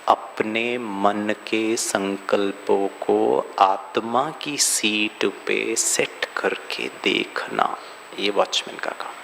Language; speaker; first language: Hindi; non-native, local second language; Malayalam